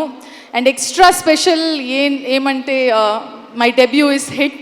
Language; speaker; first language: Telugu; non-native, learner; Kannada